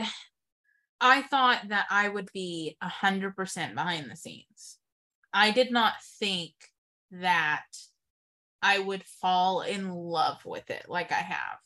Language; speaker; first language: English; native; English